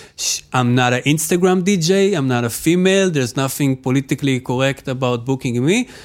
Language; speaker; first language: English; non-native, fluent; Hebrew